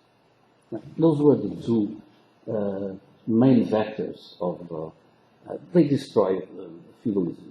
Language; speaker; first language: English; non-native, local second language; Portuguese